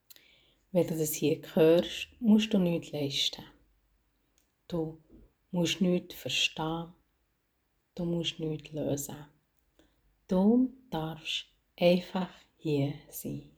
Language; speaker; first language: German; native; German